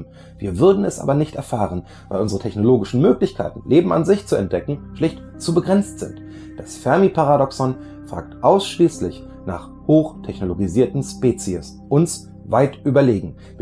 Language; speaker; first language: German; native; German